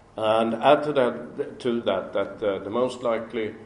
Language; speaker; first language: English; non-native, fluent; Swedish